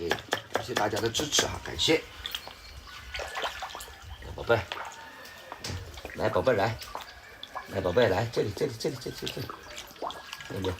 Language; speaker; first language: Chinese; native; Chinese